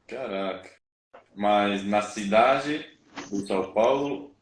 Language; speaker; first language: Portuguese; non-native, learner; Spanish